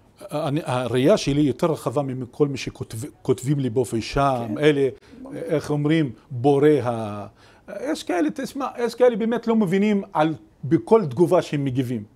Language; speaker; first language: Hebrew; non-native, local second language; Arabic